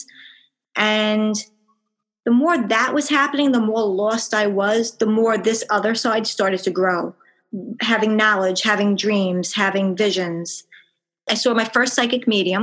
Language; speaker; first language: English; native; English